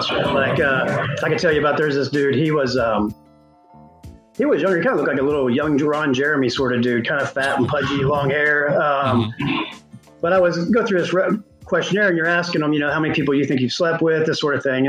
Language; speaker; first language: English; native; English